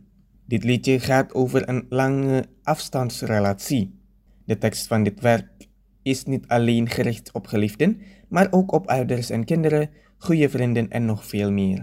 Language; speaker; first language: Dutch; non-native, fluent; Indonesian